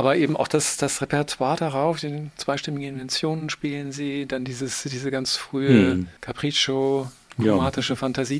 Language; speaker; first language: German; native; German